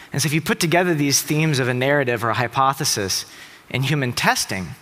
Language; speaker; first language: English; native; English